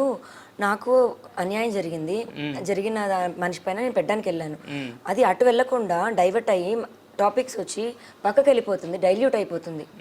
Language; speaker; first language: Telugu; native; Telugu